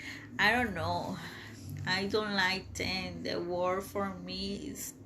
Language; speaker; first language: English; non-native, learner; Spanish